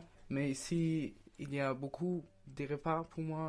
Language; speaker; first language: French; non-native, learner; German